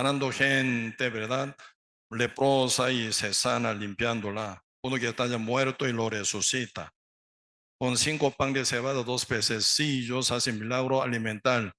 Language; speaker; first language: Spanish; non-native, learner; Korean